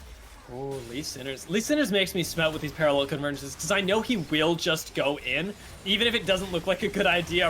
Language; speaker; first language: English; native; English